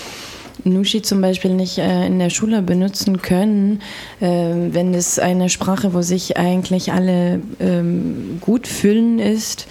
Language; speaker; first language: German; non-native, fluent; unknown